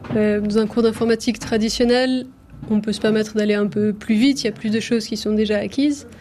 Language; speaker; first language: French; native; French